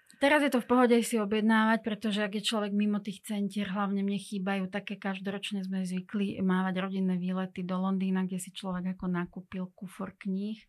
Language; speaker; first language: Slovak; non-native, local second language; Hungarian